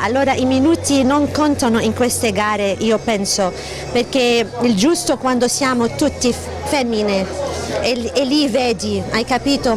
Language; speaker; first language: Italian; non-native, fluent; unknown